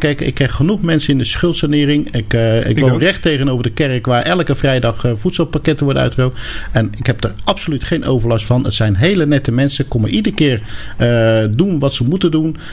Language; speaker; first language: Dutch; native; Dutch